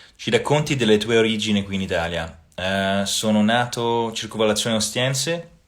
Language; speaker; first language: Italian; native; Italian